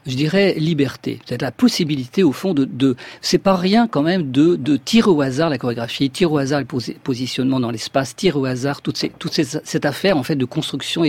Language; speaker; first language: French; native; French